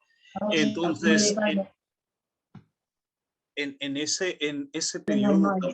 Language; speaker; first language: Spanish; non-native, fluent; Bangla